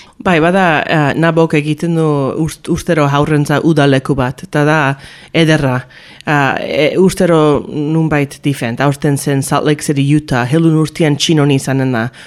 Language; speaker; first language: Basque; early bilingual, heritage; Basque